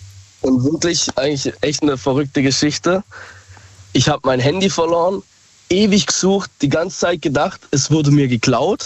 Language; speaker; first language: German; native; German